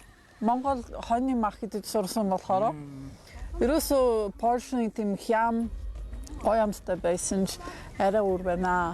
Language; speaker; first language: Mongolian; non-native, fluent; Polish